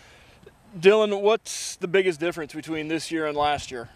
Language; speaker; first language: English; native; English